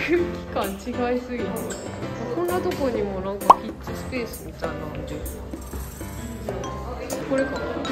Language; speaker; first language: Japanese; native; Japanese